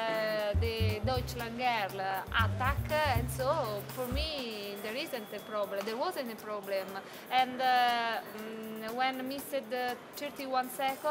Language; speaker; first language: English; non-native, learner; Italian